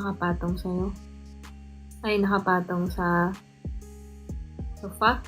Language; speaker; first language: Filipino; non-native, local second language; Cebuano